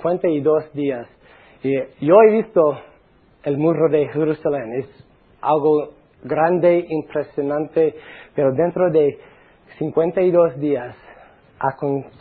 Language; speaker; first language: Spanish; non-native, fluent; English